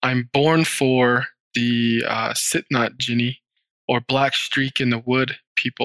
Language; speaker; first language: English; early bilingual, other home language; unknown